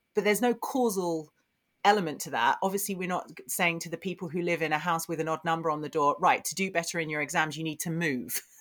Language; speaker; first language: English; native; English